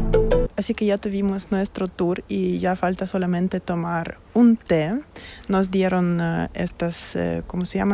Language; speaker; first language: Spanish; non-native, fluent; Russian